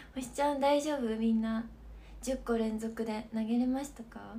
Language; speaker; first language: Japanese; native; Japanese